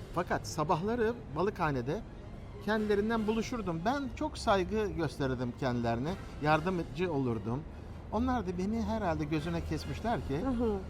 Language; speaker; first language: Turkish; native; Turkish